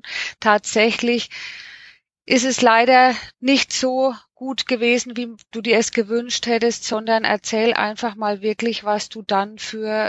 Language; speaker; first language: German; native; German